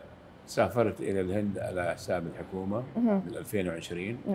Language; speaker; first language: Arabic; native; Arabic